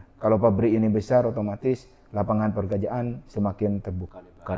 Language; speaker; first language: Indonesian; non-native, local second language; Madurese